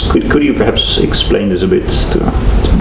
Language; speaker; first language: English; non-native, fluent; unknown